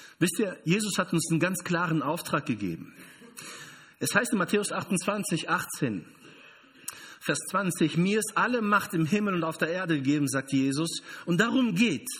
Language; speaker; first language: German; non-native, fluent; Portuguese